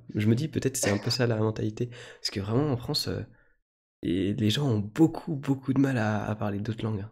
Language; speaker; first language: French; native; French